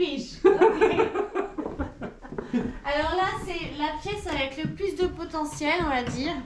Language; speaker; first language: French; native; French